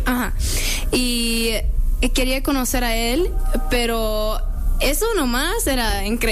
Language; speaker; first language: Spanish; early bilingual, heritage; English